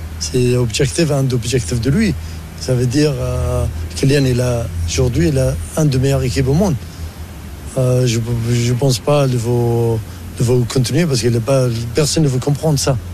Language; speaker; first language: French; non-native, learner; Arabic